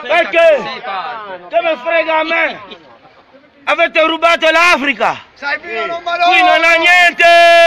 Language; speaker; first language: Italian; non-native, learner; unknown